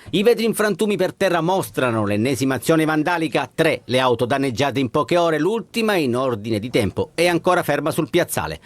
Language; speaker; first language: Italian; native; Italian